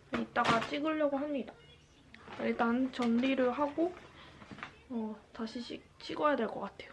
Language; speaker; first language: Korean; non-native, fluent; Japanese